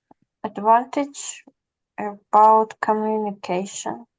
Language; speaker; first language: English; non-native, learner; Russian